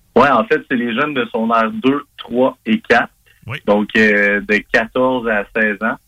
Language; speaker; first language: French; native; French